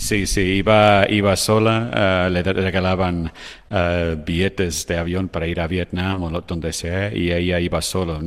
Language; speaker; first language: Spanish; non-native, fluent; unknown